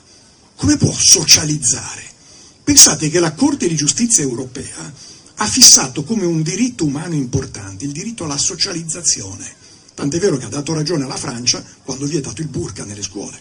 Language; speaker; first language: Italian; native; Italian